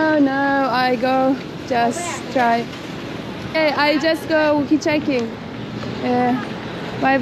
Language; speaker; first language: English; non-native, learner; Turkmen